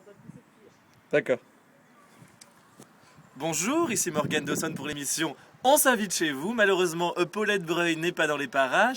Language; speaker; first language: French; native; French